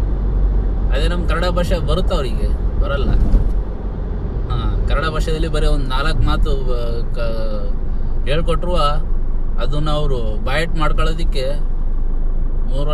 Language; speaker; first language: Kannada; non-native, local second language; Urdu